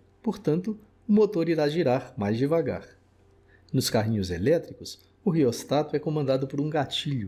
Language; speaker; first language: Portuguese; native; Portuguese